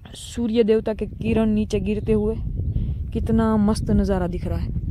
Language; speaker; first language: Hindi; non-native, local second language; Gujarati